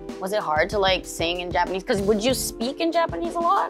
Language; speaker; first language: English; native; English